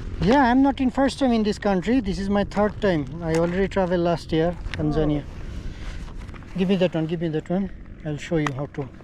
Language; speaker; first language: English; non-native, local second language; Bangla